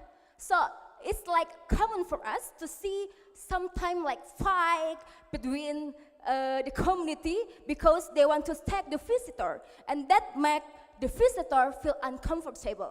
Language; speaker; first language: English; non-native, learner; Indonesian